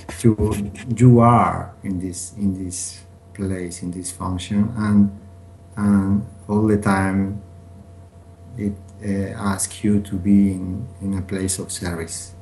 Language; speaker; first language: English; non-native, learner; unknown